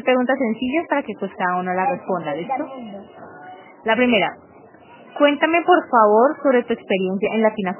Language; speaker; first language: Spanish; native; Spanish